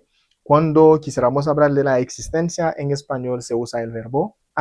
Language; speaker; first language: Spanish; non-native, fluent; Haitian Creole